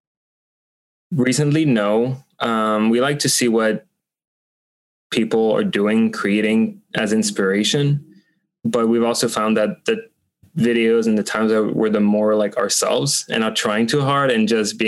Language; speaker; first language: English; non-native, fluent; French